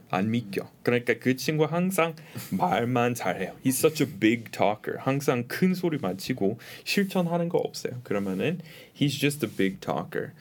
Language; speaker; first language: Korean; non-native, fluent; English